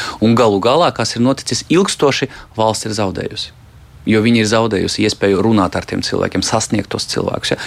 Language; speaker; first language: Latvian; non-native, local second language; Russian